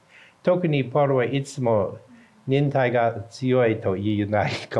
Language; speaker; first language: Japanese; non-native, fluent; English